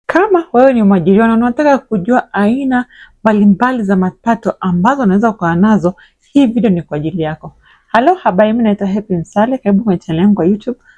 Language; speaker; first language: Swahili; native; Swahili